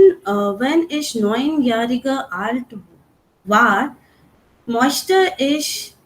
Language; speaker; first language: German; non-native, learner; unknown